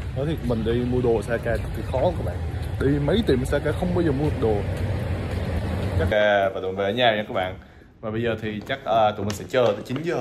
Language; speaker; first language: Vietnamese; native; Vietnamese